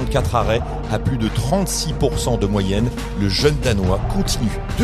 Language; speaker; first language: French; native; French